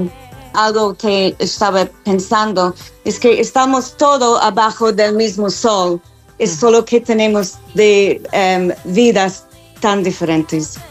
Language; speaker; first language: Spanish; non-native, fluent; English